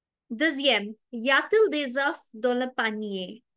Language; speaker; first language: French; non-native, fluent; Hindi